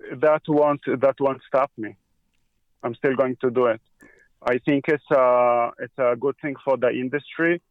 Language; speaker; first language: English; early bilingual, heritage; Hebrew